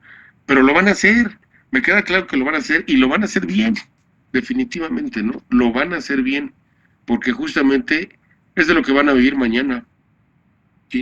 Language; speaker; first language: Spanish; native; Spanish